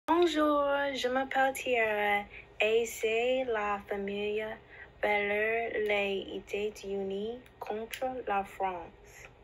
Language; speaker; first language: French; non-native, learner; English